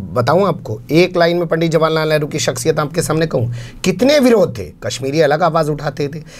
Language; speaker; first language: Hindi; native; Hindi